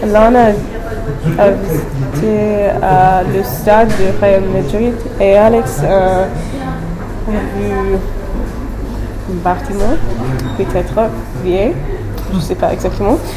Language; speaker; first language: French; non-native, learner; English